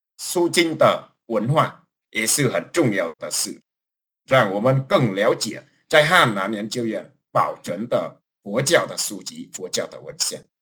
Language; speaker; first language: Chinese; non-native, fluent; Vietnamese